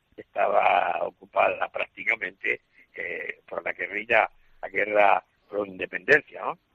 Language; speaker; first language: Spanish; native; Spanish